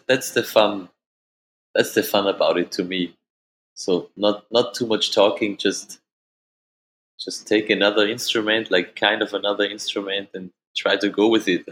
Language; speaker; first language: English; non-native, fluent; German